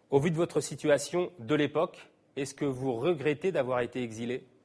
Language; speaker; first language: French; native; French